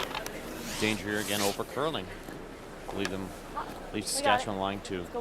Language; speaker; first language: English; native; English